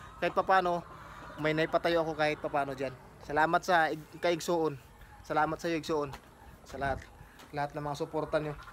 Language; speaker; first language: Filipino; non-native, local second language; Cebuano